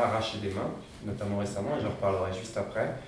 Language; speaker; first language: French; native; French